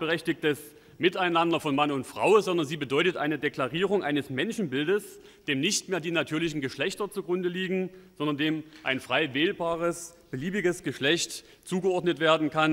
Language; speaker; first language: German; native; German